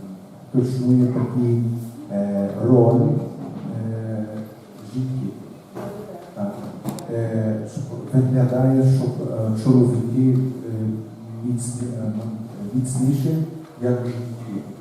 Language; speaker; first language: Ukrainian; non-native, learner; Portuguese